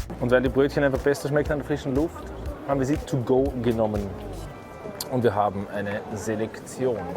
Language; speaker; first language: German; native; German